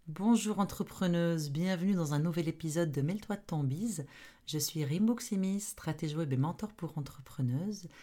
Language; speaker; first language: French; non-native, local second language; Arabic